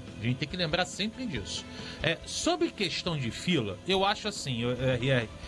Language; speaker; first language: Portuguese; native; Portuguese